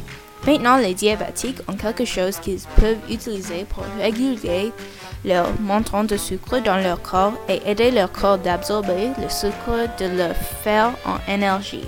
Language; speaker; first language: French; non-native, learner; English